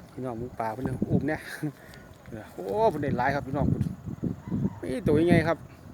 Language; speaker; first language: Thai; native; Thai